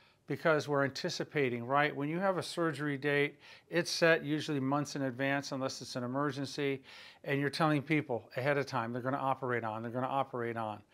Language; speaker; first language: English; native; English